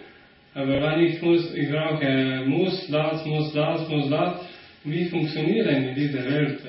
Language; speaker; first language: German; non-native, learner; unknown